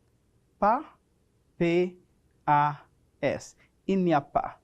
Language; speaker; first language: French; non-native, fluent; Spanish